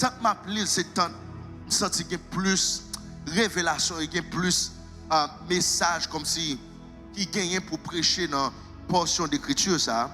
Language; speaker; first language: French; non-native, local second language; Haitian Creole